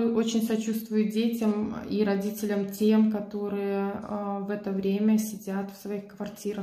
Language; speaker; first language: Russian; native; Russian